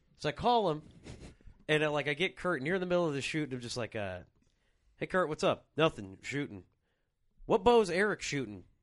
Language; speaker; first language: English; native; English